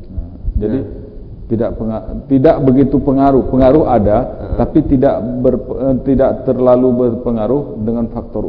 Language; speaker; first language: Malay; native; Malay